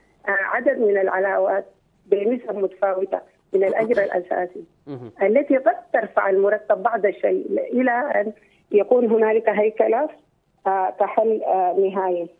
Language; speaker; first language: Arabic; native; Arabic